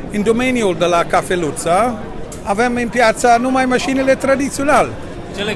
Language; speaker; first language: Romanian; non-native, learner; Dutch